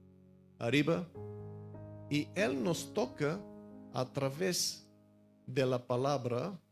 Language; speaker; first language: Spanish; non-native, fluent; Bulgarian